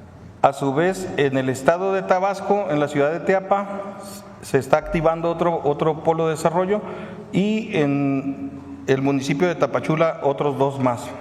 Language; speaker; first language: Spanish; native; Spanish